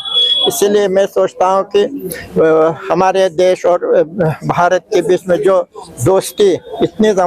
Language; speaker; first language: Hindi; non-native, fluent; Uzbek